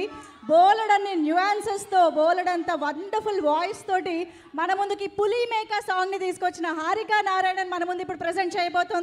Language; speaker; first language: Telugu; native; Telugu